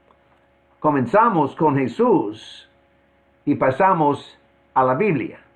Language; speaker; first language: Spanish; non-native, fluent; English